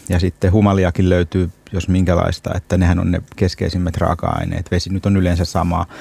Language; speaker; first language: Finnish; native; Finnish